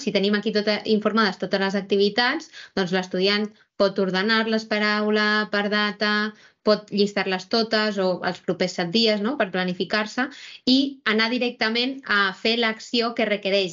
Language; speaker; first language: Catalan; native; Catalan